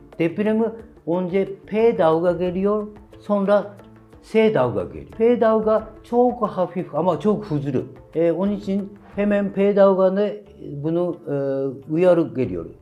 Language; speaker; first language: Turkish; non-native, fluent; Japanese